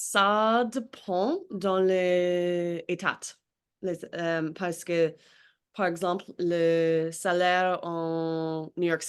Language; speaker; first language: French; non-native, learner; English